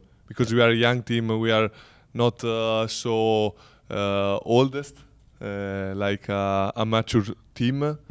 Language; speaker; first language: English; non-native, learner; Italian